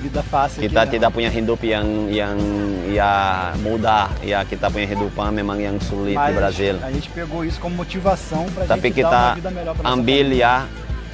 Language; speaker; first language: Indonesian; non-native, fluent; Portuguese